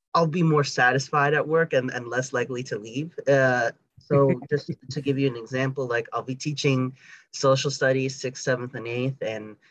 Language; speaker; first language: English; early bilingual, other home language; Spanish